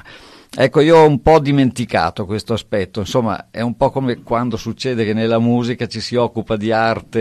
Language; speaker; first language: Italian; native; Italian